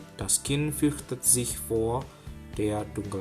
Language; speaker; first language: German; non-native, fluent; Indonesian